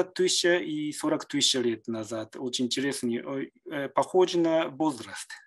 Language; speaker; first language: Russian; non-native, learner; Japanese